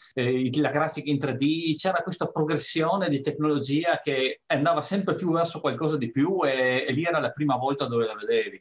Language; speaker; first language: Italian; native; Italian